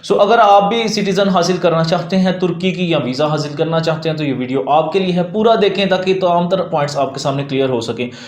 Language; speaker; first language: Urdu; native; Urdu